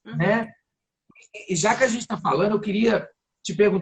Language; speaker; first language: Portuguese; native; Portuguese